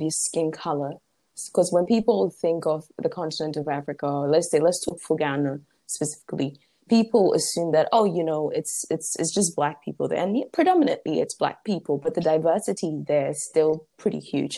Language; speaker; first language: English; non-native, local second language; Ewe